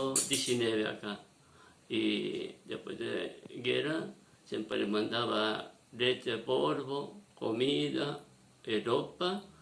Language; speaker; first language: Spanish; non-native, learner; Japanese